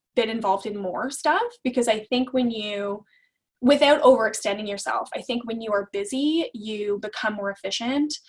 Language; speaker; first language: English; native; English